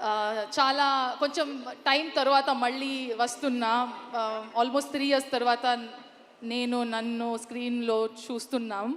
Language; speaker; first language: Telugu; non-native, learner; Kannada